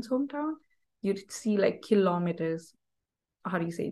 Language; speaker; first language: English; non-native, local second language; Tamil